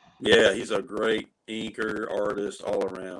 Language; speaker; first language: English; native; English